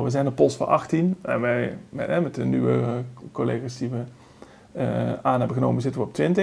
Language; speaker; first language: Dutch; native; Dutch